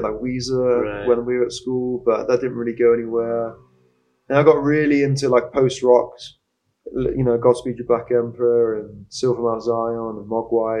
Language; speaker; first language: English; native; English